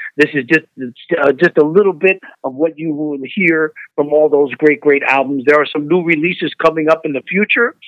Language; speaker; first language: English; native; English